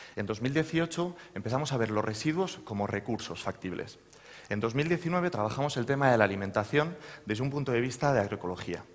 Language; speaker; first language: Spanish; native; Spanish